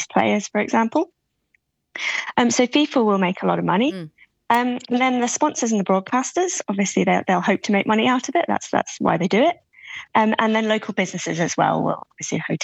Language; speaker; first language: English; native; English